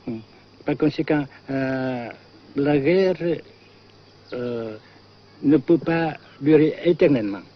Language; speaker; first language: French; non-native, local second language; Vietnamese